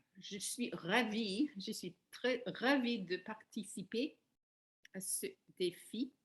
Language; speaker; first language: French; non-native, learner; English